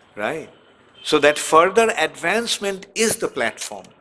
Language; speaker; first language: English; non-native, local second language; Bangla